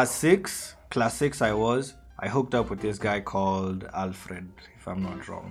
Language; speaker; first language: English; non-native, local second language; Swahili